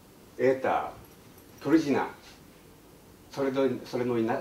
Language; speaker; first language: Russian; non-native, learner; Japanese